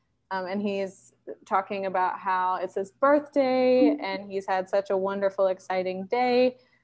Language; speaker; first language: English; native; English